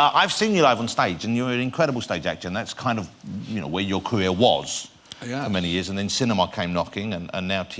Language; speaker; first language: English; native; English